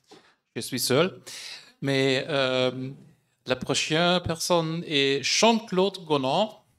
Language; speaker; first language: French; non-native, fluent; German